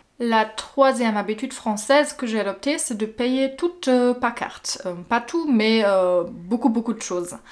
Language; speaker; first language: French; non-native, fluent; German